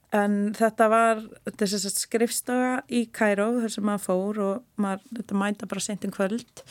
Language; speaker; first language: Icelandic; native; Icelandic